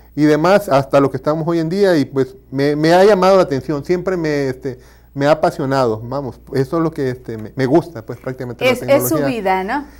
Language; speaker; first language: Spanish; native; Spanish